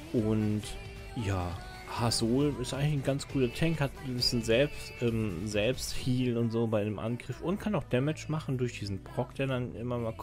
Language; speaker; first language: German; native; German